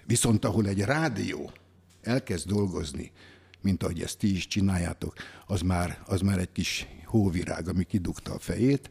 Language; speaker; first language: Hungarian; native; Hungarian